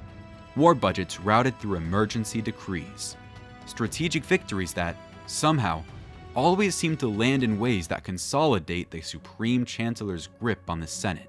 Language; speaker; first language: English; native; English